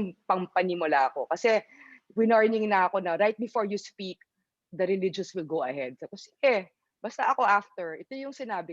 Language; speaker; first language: Filipino; native; Filipino